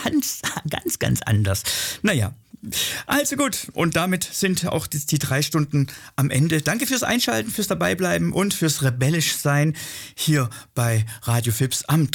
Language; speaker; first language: German; native; German